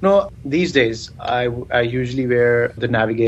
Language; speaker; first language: English; non-native, local second language; Urdu